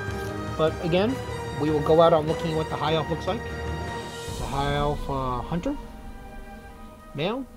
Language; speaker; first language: English; native; English